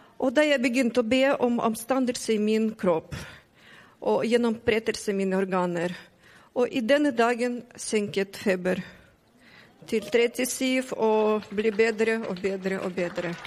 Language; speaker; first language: Norwegian; non-native, learner; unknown